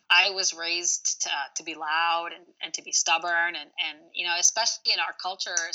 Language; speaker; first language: English; early bilingual, other home language; Arabic